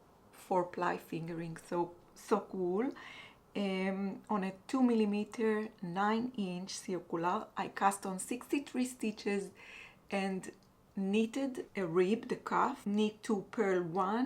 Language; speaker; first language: English; non-native, fluent; Hebrew